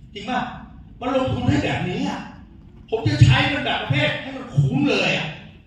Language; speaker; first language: Thai; native; Thai